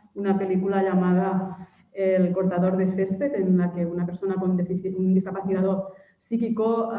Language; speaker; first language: Spanish; non-native, local second language; Catalan